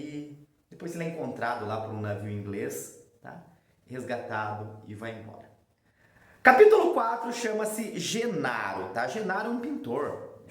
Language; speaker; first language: Portuguese; native; Portuguese